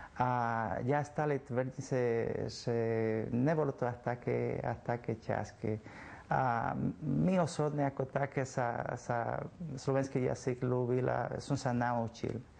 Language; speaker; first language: Slovak; non-native, fluent; Spanish